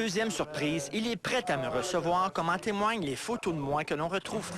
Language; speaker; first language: French; native; French